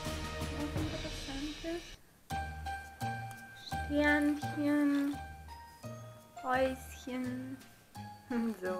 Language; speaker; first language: German; non-native, fluent; Russian